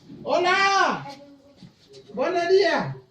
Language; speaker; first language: Spanish; non-native, learner; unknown